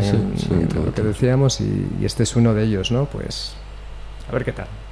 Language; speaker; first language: Spanish; native; Spanish